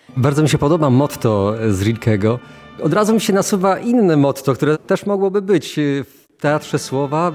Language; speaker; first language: Polish; native; Polish